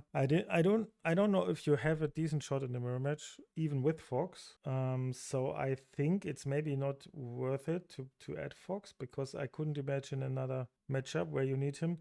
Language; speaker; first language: English; non-native, fluent; German